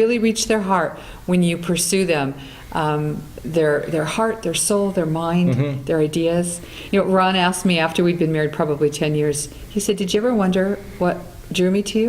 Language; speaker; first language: English; native; English